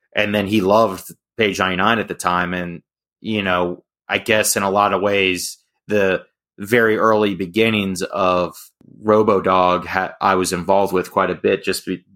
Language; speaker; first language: English; native; English